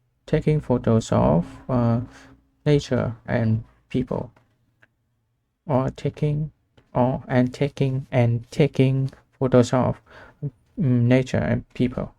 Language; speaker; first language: English; non-native, learner; Vietnamese